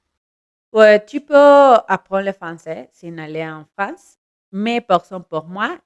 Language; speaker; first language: French; non-native, learner; Spanish